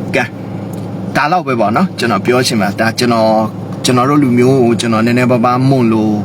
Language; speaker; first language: Burmese; non-native, local second language; Mon